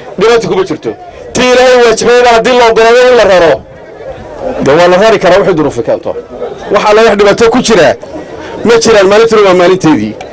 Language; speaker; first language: Somali; native; Somali